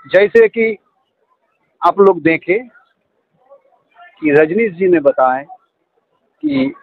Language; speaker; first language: Hindi; non-native, local second language; Bangla